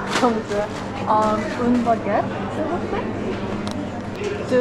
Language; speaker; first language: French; non-native, learner; Korean